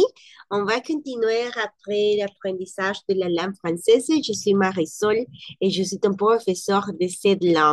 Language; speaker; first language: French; non-native, learner; Spanish